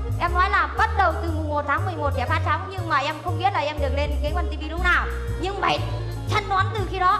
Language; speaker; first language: Vietnamese; non-native, local second language; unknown